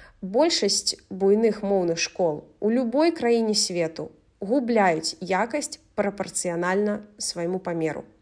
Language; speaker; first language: Belarusian; native; Belarusian